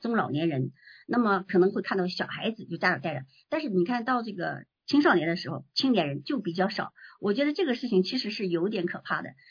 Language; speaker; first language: Chinese; native; Chinese